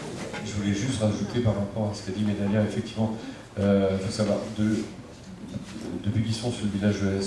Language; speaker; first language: French; native; French